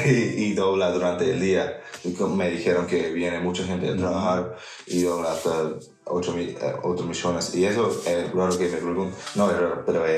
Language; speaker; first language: Spanish; non-native, fluent; English